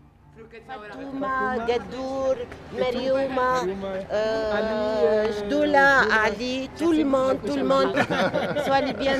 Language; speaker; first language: French; non-native, local second language; Arabic